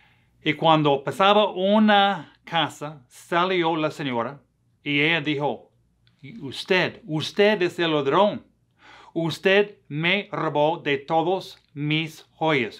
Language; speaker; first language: Spanish; non-native, fluent; English